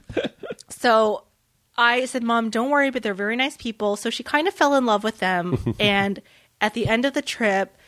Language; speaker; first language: English; early bilingual, other home language; Vietnamese